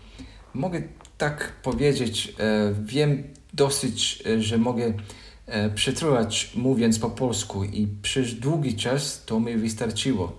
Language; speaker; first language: Polish; non-native, learner; Croatian